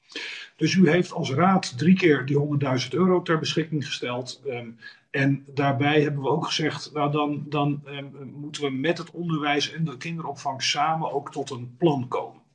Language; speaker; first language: Dutch; native; Dutch